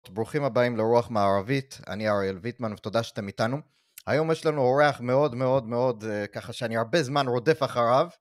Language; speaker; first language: Hebrew; non-native, fluent; English